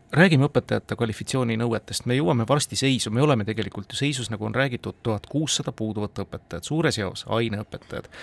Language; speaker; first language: Estonian; native; Estonian